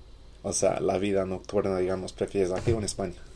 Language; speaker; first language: Spanish; non-native, fluent; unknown